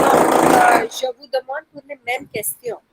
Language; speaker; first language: French; non-native, fluent; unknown